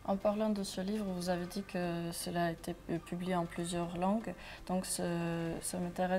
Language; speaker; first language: French; non-native, fluent; Armenian